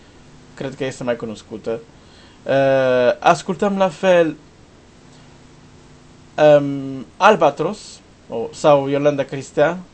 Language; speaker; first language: Romanian; non-native, learner; Portuguese